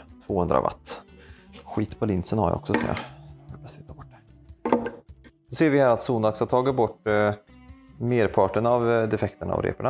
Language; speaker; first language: Swedish; native; Swedish